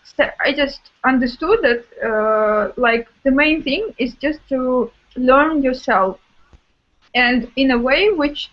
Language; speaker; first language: English; non-native, fluent; Russian